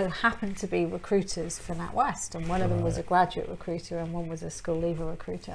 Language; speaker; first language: English; native; English